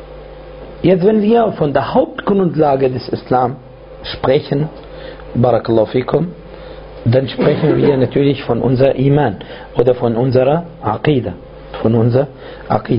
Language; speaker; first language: German; non-native, fluent; Arabic